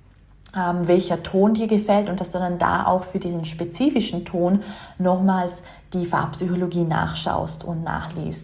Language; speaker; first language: German; native; German